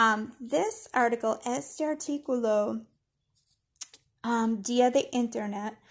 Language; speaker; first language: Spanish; non-native, fluent; English